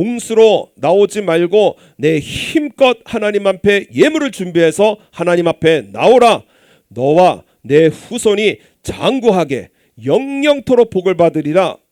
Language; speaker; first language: Korean; native; Korean